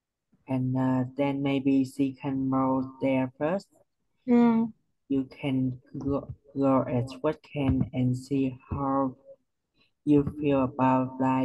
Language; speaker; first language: English; non-native, learner; Vietnamese